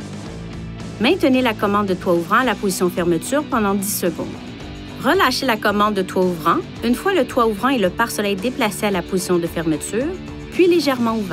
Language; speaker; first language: French; native; French